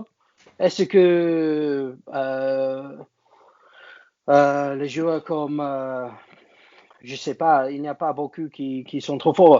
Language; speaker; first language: French; non-native, learner; English